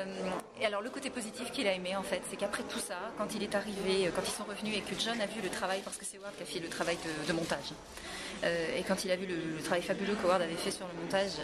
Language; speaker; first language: French; native; French